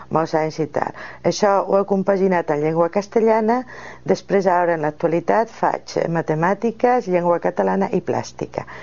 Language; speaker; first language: Catalan; non-native, local second language; Spanish